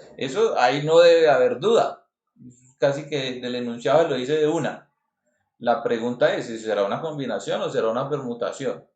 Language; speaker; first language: Spanish; native; Spanish